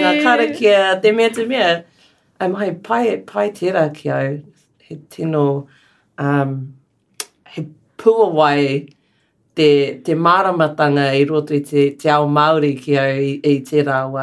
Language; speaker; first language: Māori; non-native, learner; English